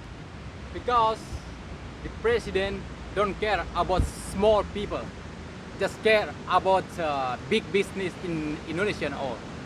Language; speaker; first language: English; non-native, learner; Indonesian